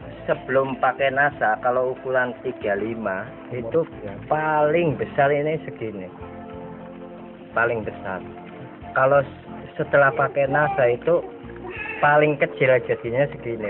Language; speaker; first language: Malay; non-native, local second language; Javanese